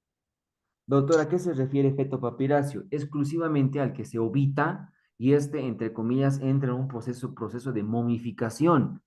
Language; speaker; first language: Spanish; native; Spanish